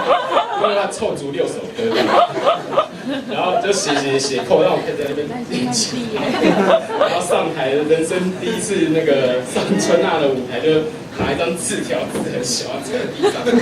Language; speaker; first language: Chinese; native; Chinese